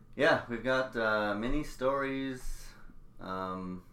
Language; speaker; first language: English; native; English